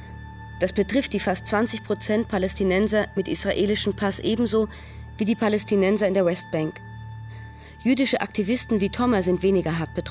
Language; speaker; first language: German; native; German